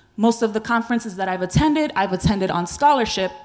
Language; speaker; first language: English; native; English